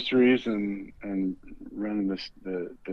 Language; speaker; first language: English; native; English